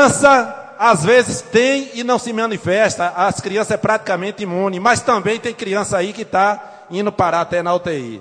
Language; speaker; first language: Portuguese; native; Portuguese